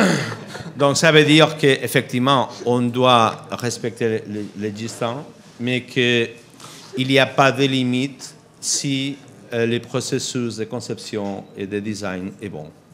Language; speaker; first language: French; non-native, fluent; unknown